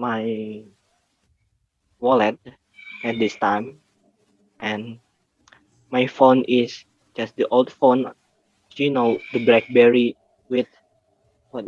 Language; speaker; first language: English; non-native, learner; Indonesian